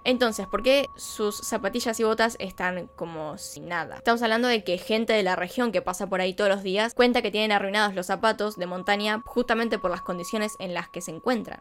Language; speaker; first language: Spanish; native; Spanish